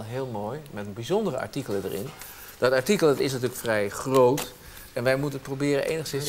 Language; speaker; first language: Dutch; native; Dutch